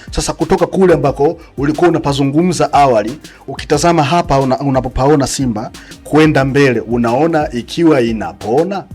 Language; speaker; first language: Swahili; native; Swahili